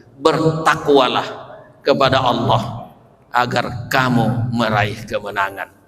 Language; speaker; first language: Malay; non-native, local second language; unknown